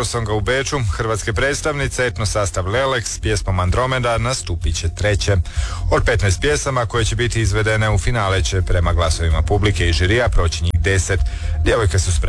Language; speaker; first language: Serbian; native; Serbian